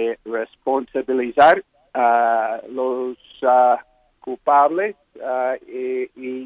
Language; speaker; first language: Spanish; non-native, fluent; English